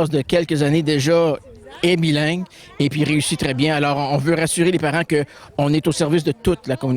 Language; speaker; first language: French; native; French